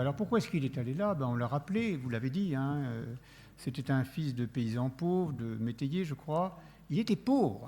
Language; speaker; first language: French; native; French